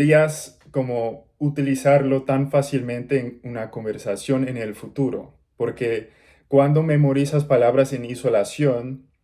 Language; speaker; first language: Spanish; non-native, learner; English